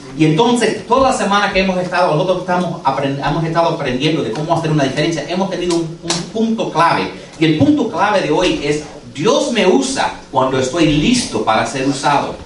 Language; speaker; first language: Spanish; non-native, fluent; English